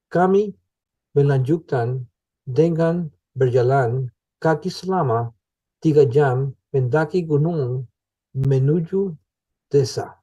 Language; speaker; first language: Indonesian; non-native, learner; English